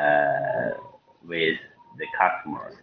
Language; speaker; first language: English; non-native, learner; Chinese